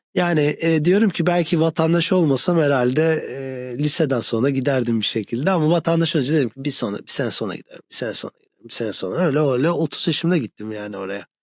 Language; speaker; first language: Turkish; early bilingual, other home language; English